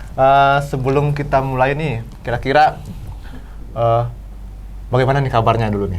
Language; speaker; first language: Indonesian; non-native, local second language; Balinese